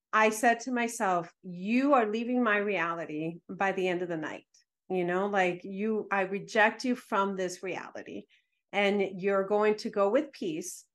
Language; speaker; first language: English; early bilingual, other home language; Spanish